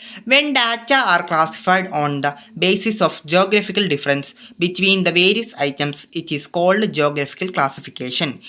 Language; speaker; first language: English; non-native, local second language; Malayalam